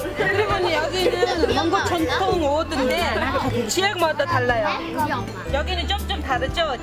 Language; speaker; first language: Korean; non-native, fluent; Mongolian